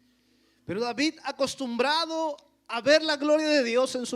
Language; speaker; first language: Spanish; native; Spanish